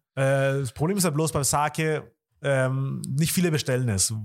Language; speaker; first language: German; early bilingual, other home language; Vietnamese